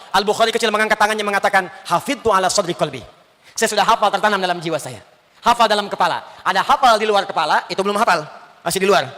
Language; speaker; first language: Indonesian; native; Indonesian